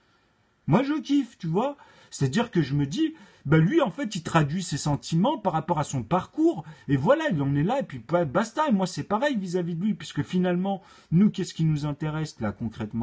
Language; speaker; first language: French; native; French